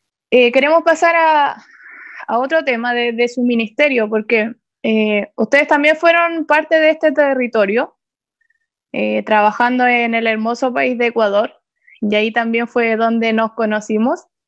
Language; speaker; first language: Spanish; native; Spanish